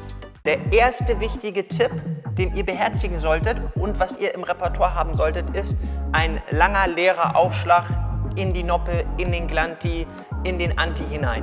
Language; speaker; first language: German; native; German